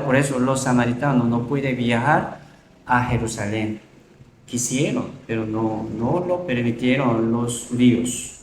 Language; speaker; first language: Spanish; non-native, learner; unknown